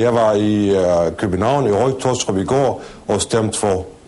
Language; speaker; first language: Danish; non-native, fluent; Kurdish